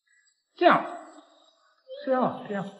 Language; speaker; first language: Chinese; native; Chinese